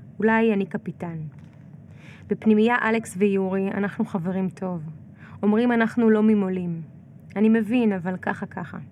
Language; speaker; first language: Hebrew; early bilingual, other home language; Russian